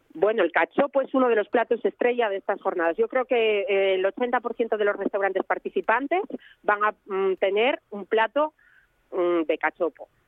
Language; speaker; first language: Spanish; native; Spanish